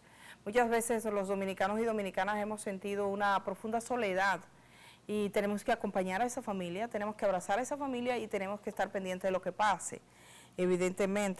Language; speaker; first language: Spanish; native; Spanish